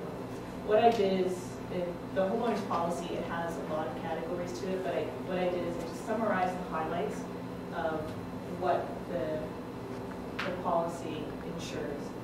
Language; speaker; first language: English; native; English